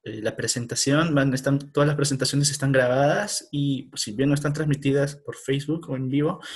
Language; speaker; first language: Spanish; native; Spanish